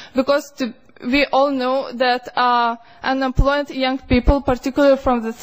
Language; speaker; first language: English; non-native, fluent; Lithuanian